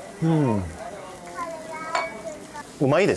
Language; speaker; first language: Japanese; non-native, learner; Korean